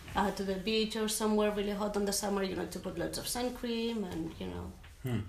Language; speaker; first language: English; non-native, fluent; Spanish